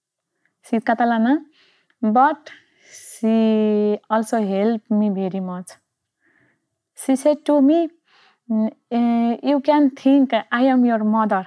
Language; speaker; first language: English; non-native, learner; Nepali